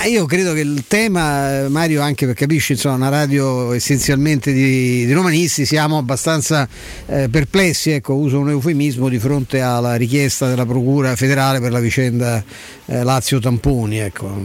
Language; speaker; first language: Italian; native; Italian